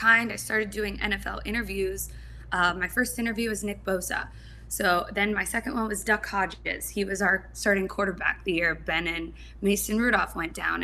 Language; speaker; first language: English; native; English